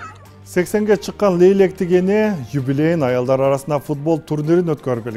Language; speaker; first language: Kyrgyz; native; Kyrgyz